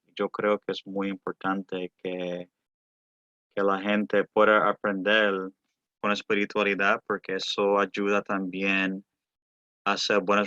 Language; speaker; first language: Spanish; early bilingual, heritage; Spanish